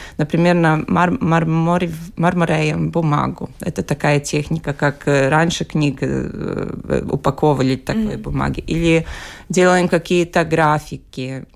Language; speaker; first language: Russian; non-native, local second language; Latvian